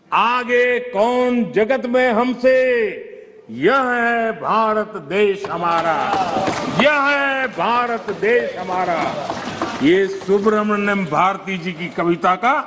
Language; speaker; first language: Hindi; non-native, local second language; Gujarati